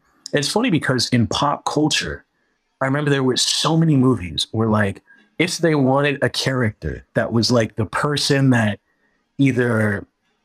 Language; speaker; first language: English; native; English